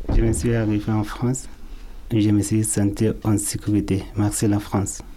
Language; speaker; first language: French; non-native, learner; Arabic